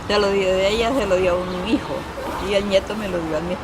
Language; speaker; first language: Spanish; native; Spanish